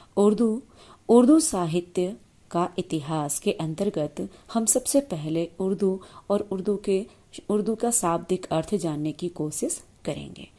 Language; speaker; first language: Hindi; native; Hindi